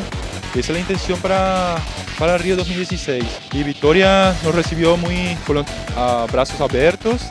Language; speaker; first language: Portuguese; non-native, fluent; Spanish